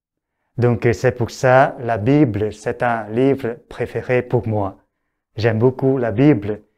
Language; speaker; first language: French; non-native, fluent; Vietnamese